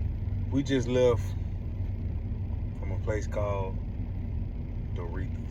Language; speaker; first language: English; native; English